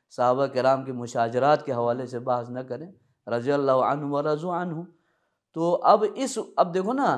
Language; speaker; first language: Urdu; early bilingual, other home language; Balti